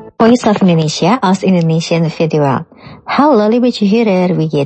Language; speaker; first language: German; non-native, fluent; Indonesian